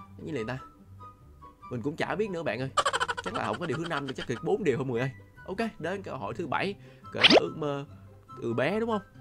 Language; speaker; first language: Vietnamese; non-native, local second language; Chinese